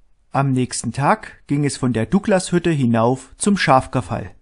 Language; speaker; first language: German; native; German